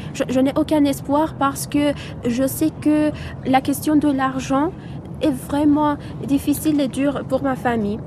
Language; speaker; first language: French; non-native, fluent; Persian